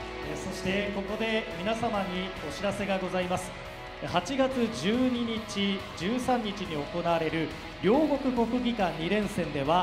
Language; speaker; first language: Japanese; native; Japanese